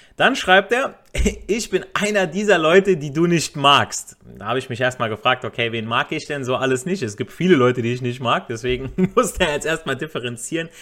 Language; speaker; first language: German; native; German